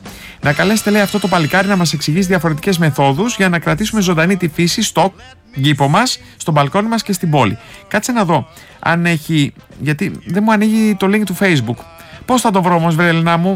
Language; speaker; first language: Greek; native; Greek